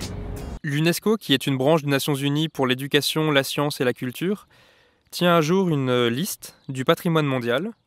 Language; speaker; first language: French; native; French